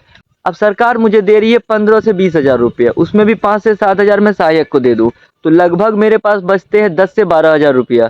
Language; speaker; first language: Hindi; native; Hindi